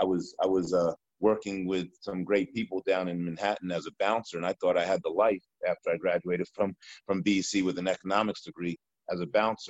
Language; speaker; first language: English; native; English